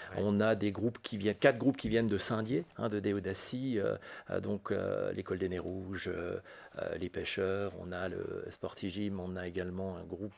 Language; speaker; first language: French; native; French